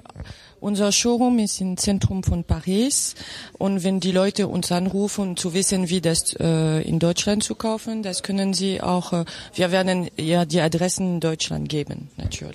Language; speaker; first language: German; non-native, fluent; French